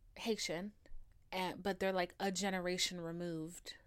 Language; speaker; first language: English; early bilingual, other home language; Haitian Creole